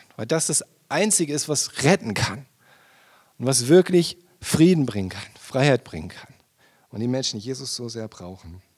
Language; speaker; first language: German; native; German